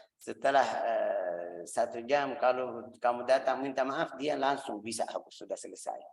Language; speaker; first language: Indonesian; non-native, fluent; Arabic